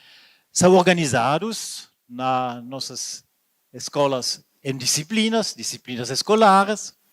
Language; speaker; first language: Portuguese; non-native, fluent; Italian